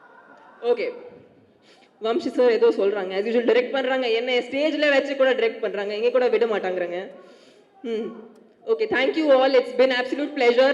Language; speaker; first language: Tamil; non-native, fluent; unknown